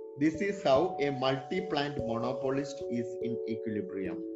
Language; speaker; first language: English; non-native, local second language; Malayalam